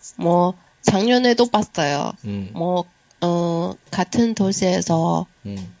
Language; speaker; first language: Korean; non-native, learner; Chinese